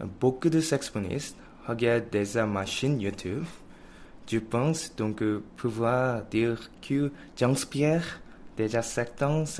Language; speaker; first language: French; non-native, learner; Korean